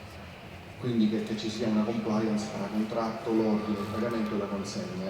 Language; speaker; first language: Italian; native; Italian